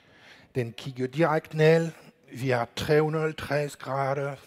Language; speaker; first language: Danish; non-native, learner; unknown